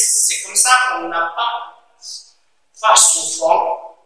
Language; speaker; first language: French; non-native, learner; Chinese